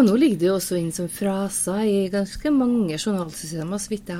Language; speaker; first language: Norwegian; native; Norwegian